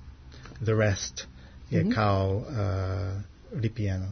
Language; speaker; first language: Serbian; non-native, learner; English